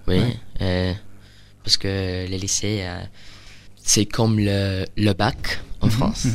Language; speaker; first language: French; non-native, learner; English